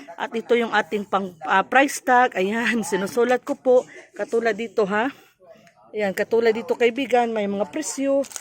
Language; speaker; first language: Filipino; non-native, local second language; Cebuano